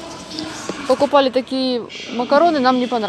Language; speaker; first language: Russian; non-native, local second language; Ukrainian